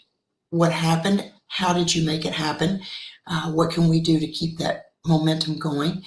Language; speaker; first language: English; native; English